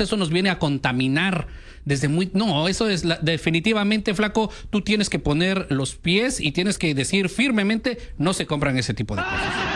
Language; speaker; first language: Spanish; native; Spanish